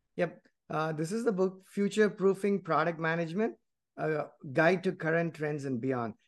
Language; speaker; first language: English; non-native, local second language; Tamil